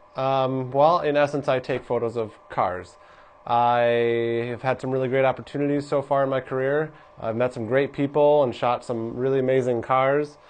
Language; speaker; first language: English; native; English